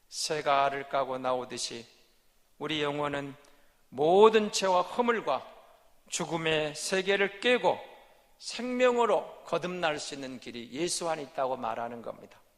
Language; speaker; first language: Korean; native; Korean